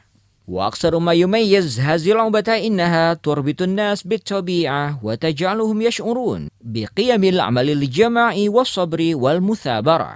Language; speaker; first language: Arabic; non-native, fluent; Indonesian